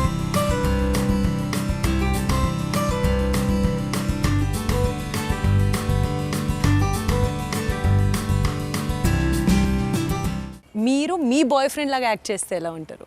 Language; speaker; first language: Telugu; native; Telugu